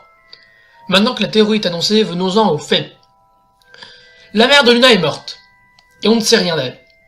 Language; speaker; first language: French; native; French